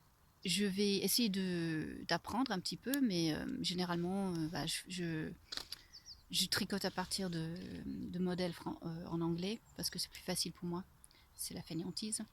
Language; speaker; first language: French; non-native, fluent; English